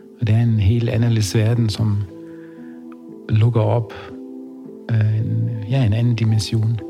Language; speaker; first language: Danish; non-native, fluent; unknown